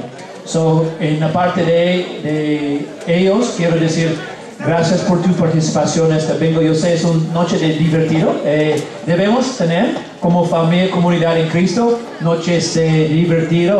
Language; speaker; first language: Spanish; non-native, learner; English